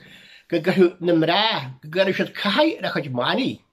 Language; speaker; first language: Irish; native; Irish